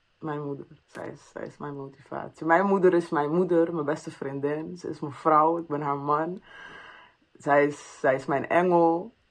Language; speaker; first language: Dutch; early bilingual, other home language; Persian